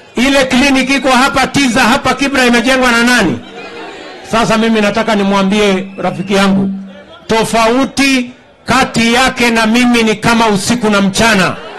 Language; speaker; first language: Swahili; non-native, local second language; Kalenjin